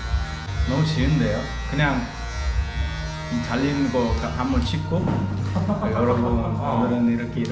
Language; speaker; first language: Korean; non-native, fluent; Uzbek